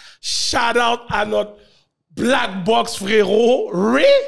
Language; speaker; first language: French; native; French